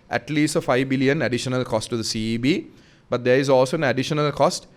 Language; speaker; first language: English; non-native, local second language; Sinhala